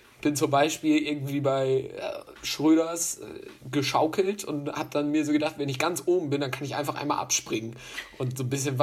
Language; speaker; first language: German; native; German